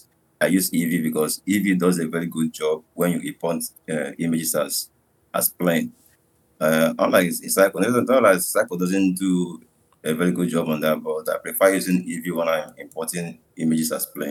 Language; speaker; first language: English; non-native, local second language; Igbo